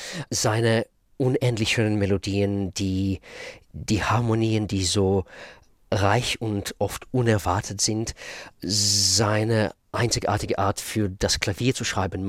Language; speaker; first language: German; non-native, fluent; Russian